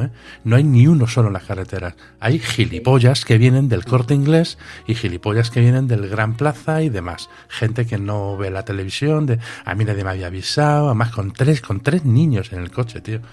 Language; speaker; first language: Spanish; native; Spanish